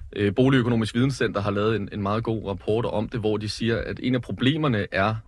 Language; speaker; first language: Danish; native; Danish